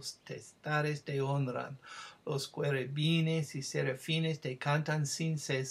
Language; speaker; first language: Spanish; non-native, fluent; English